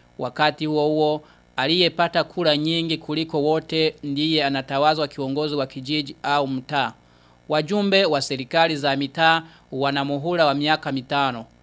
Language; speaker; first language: Swahili; non-native, local second language; Rundi